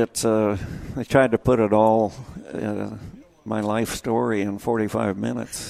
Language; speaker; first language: English; native; English